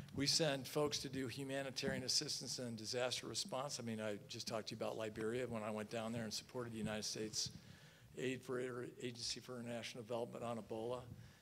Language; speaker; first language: English; native; English